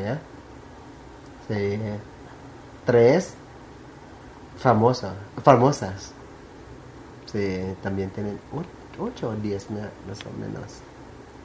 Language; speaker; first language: Spanish; non-native, learner; Thai